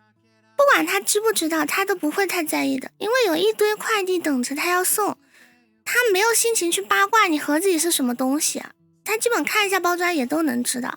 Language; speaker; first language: Chinese; native; Chinese